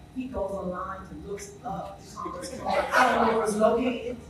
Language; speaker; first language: English; native; English